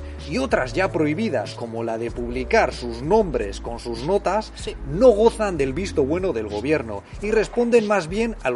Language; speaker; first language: Spanish; native; Spanish